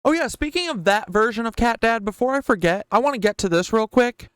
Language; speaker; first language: English; native; English